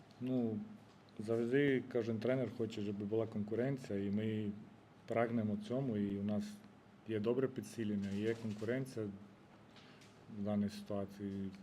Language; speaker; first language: Ukrainian; non-native, fluent; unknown